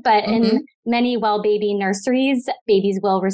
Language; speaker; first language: English; native; English